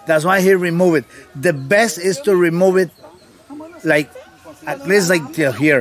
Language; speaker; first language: English; non-native, fluent; Spanish